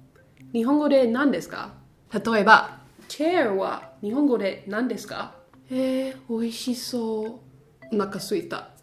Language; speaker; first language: Japanese; non-native, learner; English